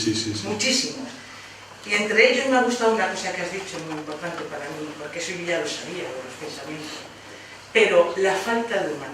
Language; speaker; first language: Spanish; native; Spanish